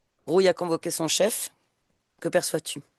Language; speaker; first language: French; native; French